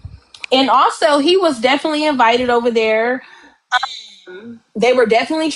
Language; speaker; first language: English; native; English